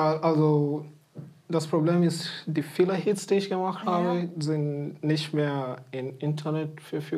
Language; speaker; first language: German; non-native, fluent; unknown